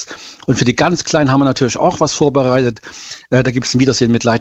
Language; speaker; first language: German; native; German